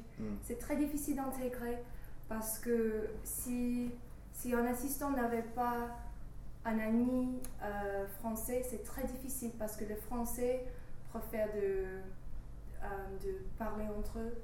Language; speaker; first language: French; non-native, learner; English